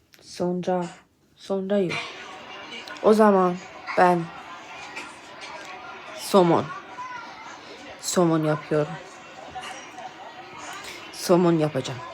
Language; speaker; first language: Turkish; non-native, learner; Persian